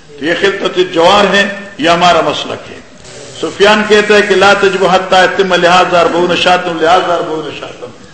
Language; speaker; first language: Urdu; non-native, local second language; Pashto